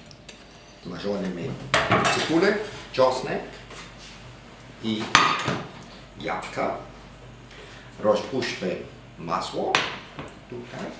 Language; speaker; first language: Polish; non-native, learner; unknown